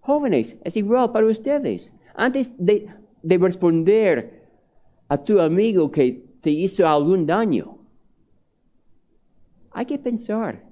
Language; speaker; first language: Spanish; non-native, fluent; English